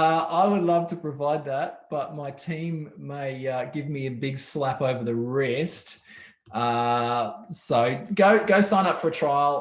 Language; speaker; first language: English; native; English